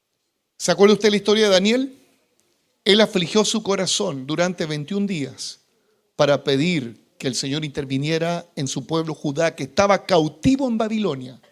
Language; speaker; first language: Spanish; native; Spanish